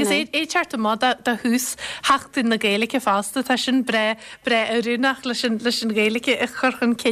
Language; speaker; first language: Irish; native; Irish